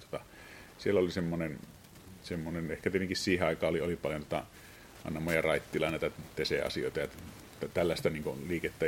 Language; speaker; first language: Finnish; native; Finnish